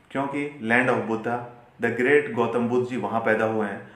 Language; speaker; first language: Hindi; native; Hindi